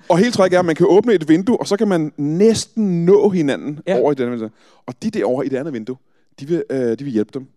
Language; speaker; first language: Danish; native; Danish